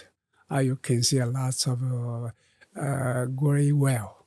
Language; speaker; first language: English; non-native, learner; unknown